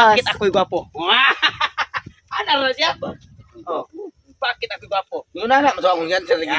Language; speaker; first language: Filipino; non-native, local second language; Cebuano